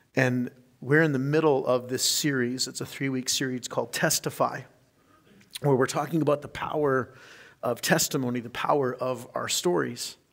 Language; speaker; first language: English; native; English